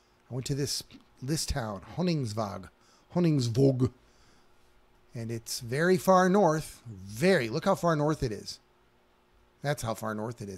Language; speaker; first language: English; native; English